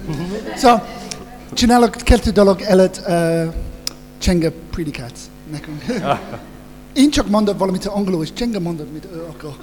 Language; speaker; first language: Hungarian; non-native, learner; English